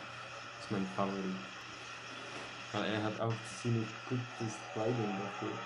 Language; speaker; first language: German; non-native, learner; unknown